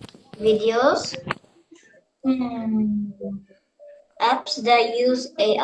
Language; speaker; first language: English; non-native, fluent; Indonesian